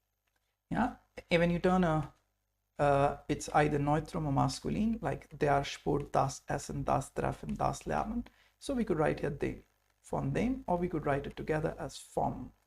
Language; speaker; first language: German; non-native, fluent; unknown